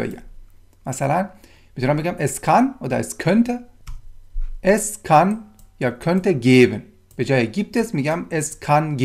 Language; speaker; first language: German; non-native, fluent; Persian